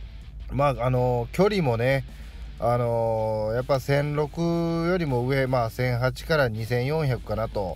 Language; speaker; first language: Japanese; native; Japanese